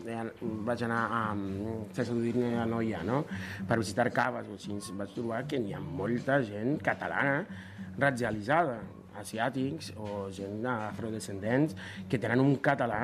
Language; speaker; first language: Catalan; non-native, fluent; Spanish